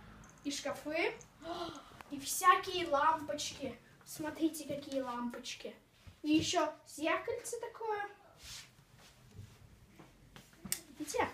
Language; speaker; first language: Russian; early bilingual, heritage; Russian